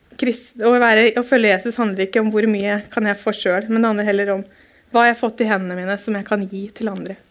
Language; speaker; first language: Norwegian; native; Norwegian